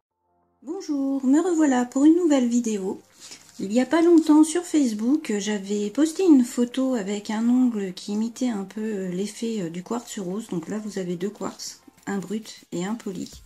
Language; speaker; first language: French; native; French